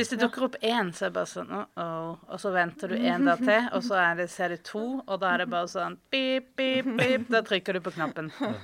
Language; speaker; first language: Norwegian; native; Norwegian